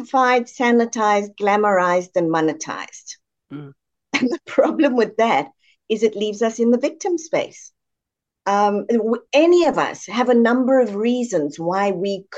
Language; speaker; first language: English; native; English